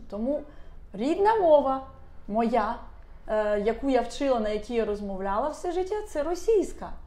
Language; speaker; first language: Ukrainian; non-native, local second language; Russian